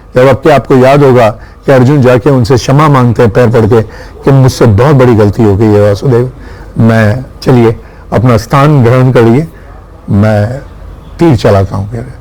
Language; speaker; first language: Hindi; native; Hindi